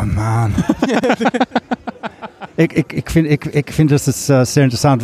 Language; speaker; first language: German; non-native, learner; English